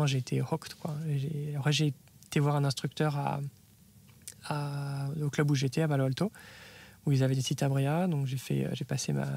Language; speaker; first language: French; native; French